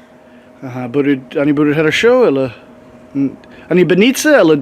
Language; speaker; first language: Russian; non-native, learner; English